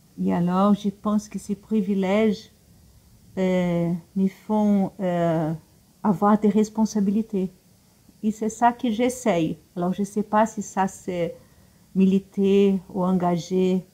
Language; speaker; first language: French; non-native, fluent; Portuguese